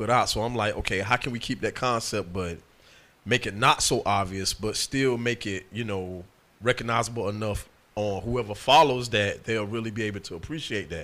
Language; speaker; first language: English; native; English